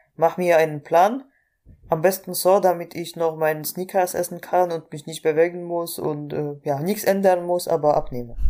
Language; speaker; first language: German; non-native, fluent; Polish